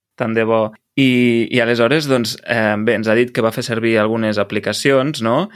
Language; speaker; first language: Catalan; native; Catalan